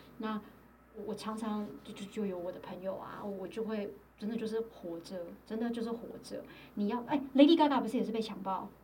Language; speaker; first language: Chinese; native; Chinese